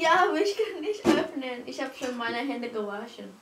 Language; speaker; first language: German; non-native, learner; Indonesian